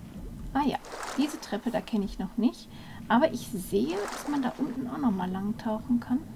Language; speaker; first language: German; native; German